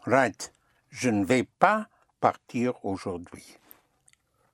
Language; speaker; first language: French; non-native, fluent; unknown